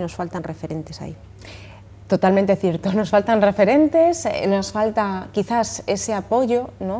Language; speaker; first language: Spanish; native; Spanish